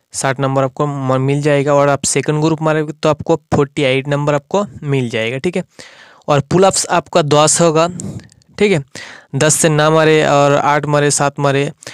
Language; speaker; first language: Hindi; non-native, local second language; Bangla